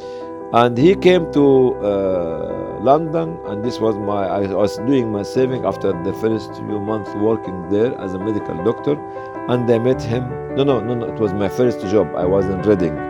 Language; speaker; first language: English; non-native, fluent; Arabic